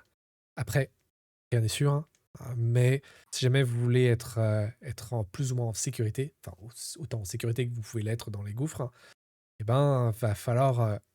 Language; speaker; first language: French; native; French